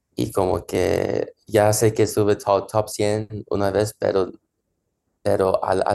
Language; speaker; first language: Spanish; early bilingual, heritage; Spanish